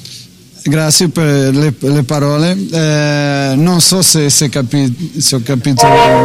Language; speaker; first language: Italian; non-native, fluent; Portuguese